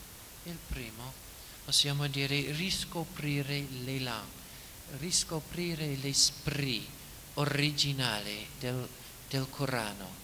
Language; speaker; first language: Italian; non-native, fluent; English